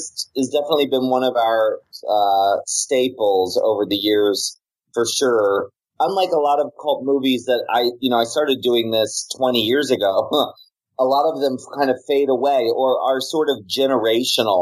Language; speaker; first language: English; native; English